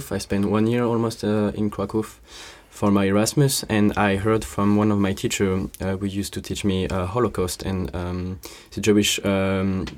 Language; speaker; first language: English; non-native, fluent; French